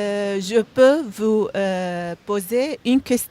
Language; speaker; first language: French; non-native, learner; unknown